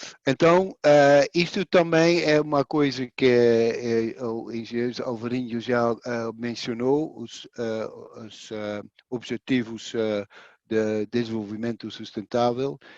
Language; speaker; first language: Portuguese; non-native, fluent; Dutch